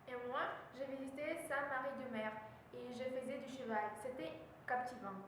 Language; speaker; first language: French; non-native, learner; Russian